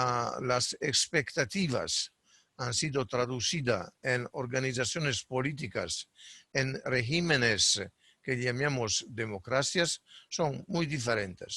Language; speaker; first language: Spanish; non-native, fluent; Italian